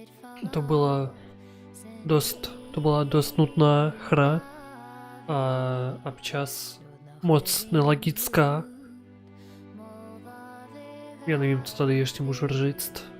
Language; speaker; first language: Czech; non-native, learner; Ukrainian